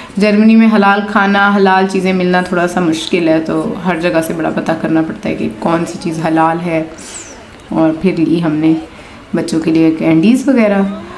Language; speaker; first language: Urdu; non-native, local second language; Punjabi